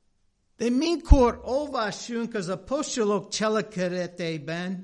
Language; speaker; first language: Hungarian; non-native, fluent; English